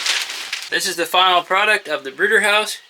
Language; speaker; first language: English; native; English